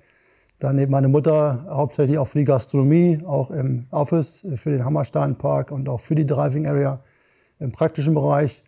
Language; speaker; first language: German; native; German